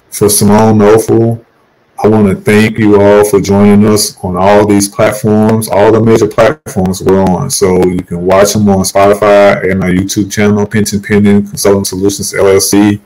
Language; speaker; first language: English; native; English